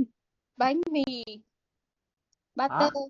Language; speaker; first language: English; non-native, learner; Vietnamese